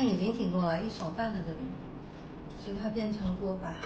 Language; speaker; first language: Chinese; native; Chinese